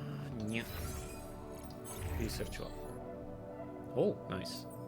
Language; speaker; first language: Japanese; non-native, learner; English